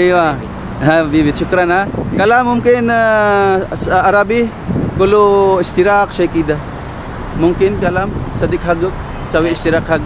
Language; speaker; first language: Arabic; non-native, learner; Filipino